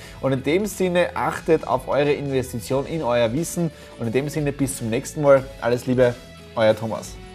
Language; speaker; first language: German; native; German